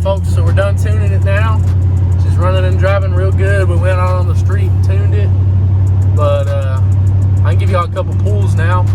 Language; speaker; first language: English; native; English